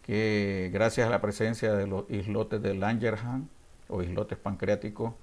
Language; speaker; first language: Spanish; native; Spanish